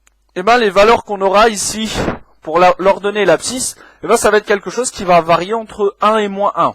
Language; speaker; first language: French; native; French